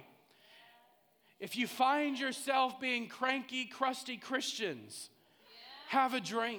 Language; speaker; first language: English; native; English